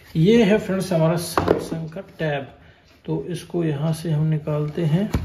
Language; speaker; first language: Hindi; native; Hindi